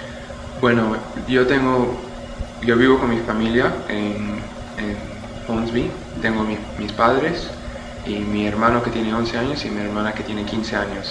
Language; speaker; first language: Spanish; early bilingual, heritage; Spanish